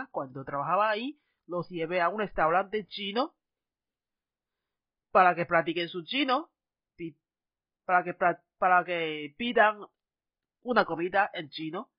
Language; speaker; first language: Spanish; non-native, fluent; Chinese